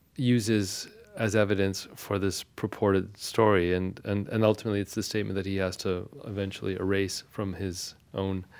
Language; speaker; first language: English; non-native, fluent; Armenian